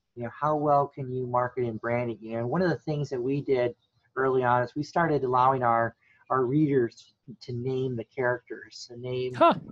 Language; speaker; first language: English; native; English